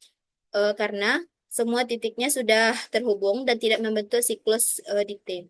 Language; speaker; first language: Indonesian; native; Indonesian